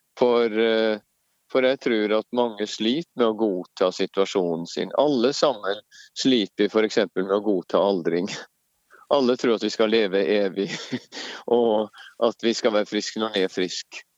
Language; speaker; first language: Norwegian; native; Norwegian